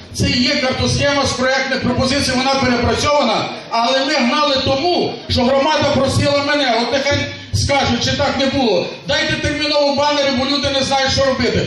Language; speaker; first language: Ukrainian; native; Ukrainian